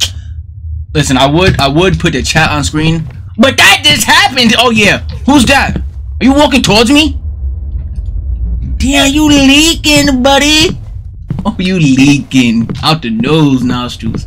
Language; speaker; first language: English; native; English